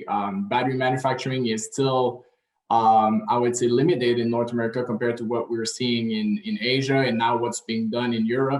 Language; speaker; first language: English; non-native, local second language; French